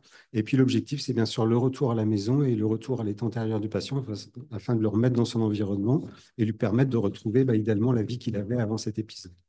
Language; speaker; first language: French; native; French